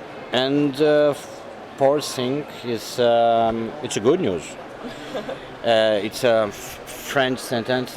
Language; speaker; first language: English; non-native, fluent; French